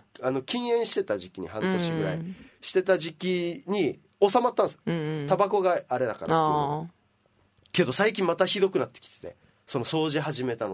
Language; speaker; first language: Japanese; native; Japanese